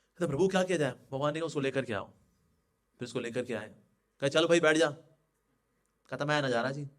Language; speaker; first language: Hindi; native; Hindi